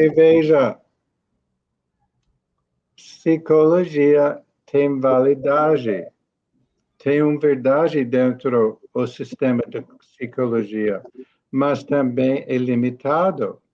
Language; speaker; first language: Portuguese; non-native, learner; English